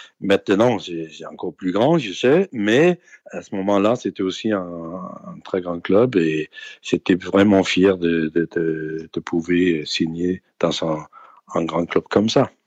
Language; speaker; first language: French; non-native, fluent; Danish